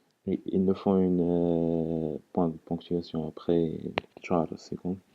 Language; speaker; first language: French; non-native, local second language; Arabic